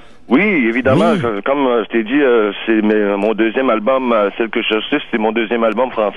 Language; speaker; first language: French; native; French